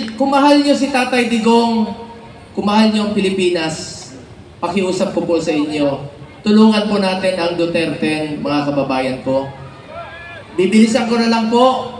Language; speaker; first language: Filipino; non-native, local second language; Cebuano